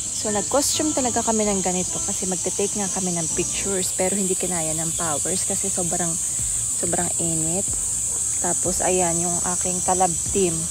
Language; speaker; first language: Filipino; native; Filipino